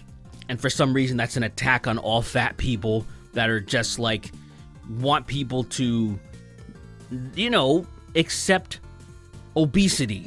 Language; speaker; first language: English; native; English